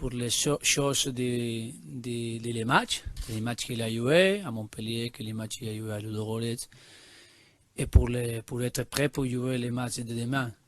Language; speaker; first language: French; non-native, learner; Spanish